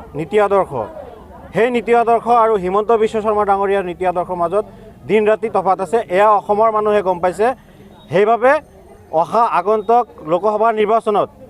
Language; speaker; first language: Assamese; non-native, local second language; Bangla